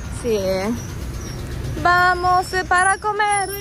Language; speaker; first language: Spanish; non-native, learner; Japanese